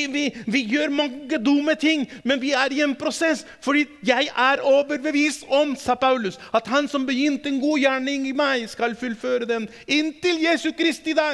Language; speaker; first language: Norwegian; non-native, fluent; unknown